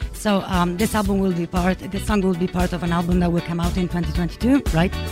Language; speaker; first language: English; non-native, fluent; Italian